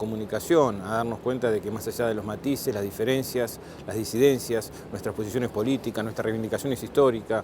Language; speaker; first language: Spanish; native; Spanish